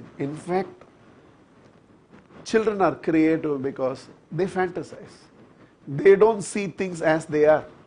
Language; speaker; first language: English; non-native, local second language; Tamil